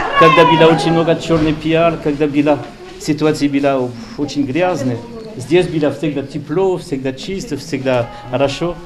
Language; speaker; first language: Russian; non-native, learner; French